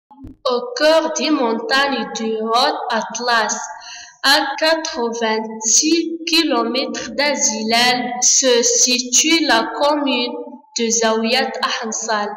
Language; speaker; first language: French; non-native, learner; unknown